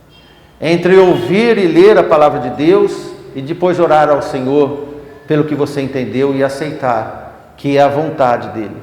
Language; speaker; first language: Portuguese; native; Portuguese